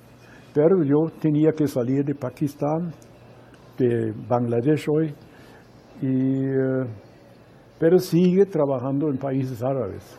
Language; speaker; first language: Spanish; non-native, fluent; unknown